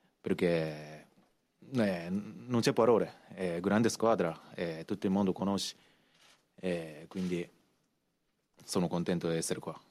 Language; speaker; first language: Italian; non-native, learner; Japanese